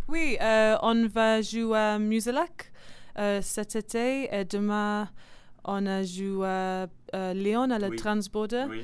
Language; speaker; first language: French; non-native, learner; English